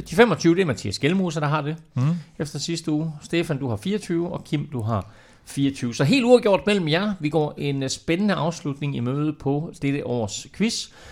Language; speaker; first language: Danish; native; Danish